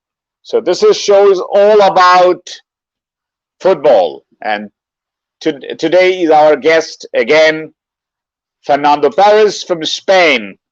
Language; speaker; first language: English; non-native, local second language; Bangla